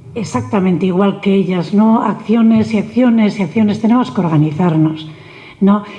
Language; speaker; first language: Spanish; native; Spanish